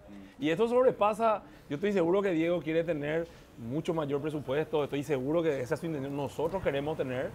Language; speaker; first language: Spanish; native; Spanish